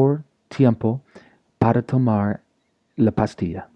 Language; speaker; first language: Spanish; non-native, learner; English